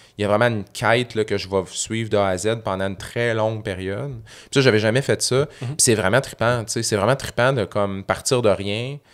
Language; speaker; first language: French; native; French